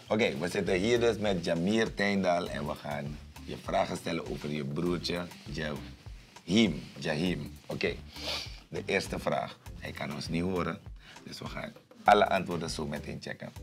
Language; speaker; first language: Dutch; native; Dutch